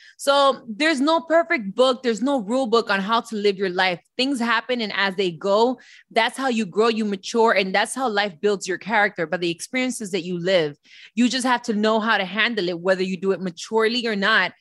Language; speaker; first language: English; early bilingual, other home language; Spanish